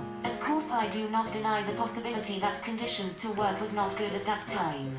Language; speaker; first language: English; non-native, fluent; Japanese